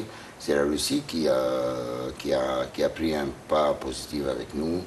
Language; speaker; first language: French; non-native, fluent; Arabic